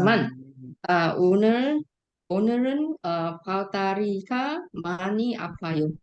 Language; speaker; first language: Korean; non-native, learner; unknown